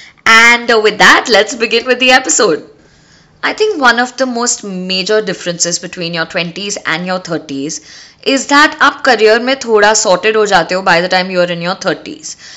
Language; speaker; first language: English; non-native, local second language; Hindi